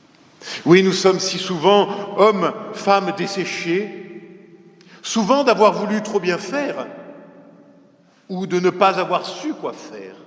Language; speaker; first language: French; native; French